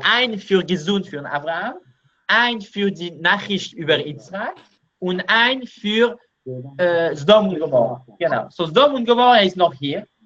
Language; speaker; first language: German; non-native, learner; Hebrew